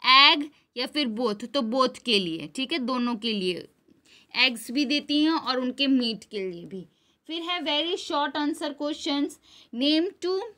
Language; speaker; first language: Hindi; non-native, local second language; Gujarati